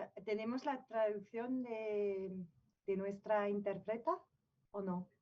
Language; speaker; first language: Spanish; non-native, fluent; French